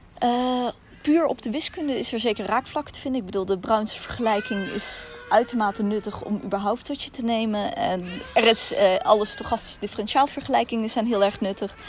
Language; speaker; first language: Dutch; early bilingual, other home language; Russian